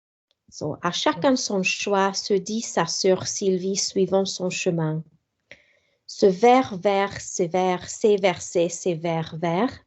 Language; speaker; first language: French; non-native, fluent; English